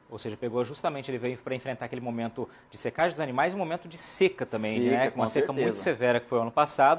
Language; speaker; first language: Portuguese; native; Portuguese